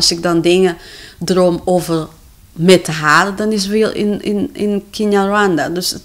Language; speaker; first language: Dutch; non-native, fluent; Kinyarwanda